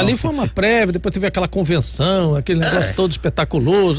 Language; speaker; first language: Portuguese; native; Portuguese